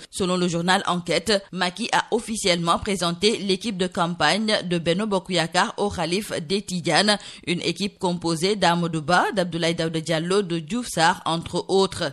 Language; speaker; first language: French; non-native, local second language; Wolof